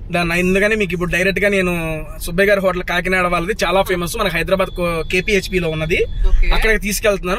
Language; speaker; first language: Telugu; native; Telugu